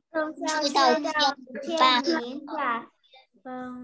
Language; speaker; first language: Chinese; early bilingual, heritage; Chinese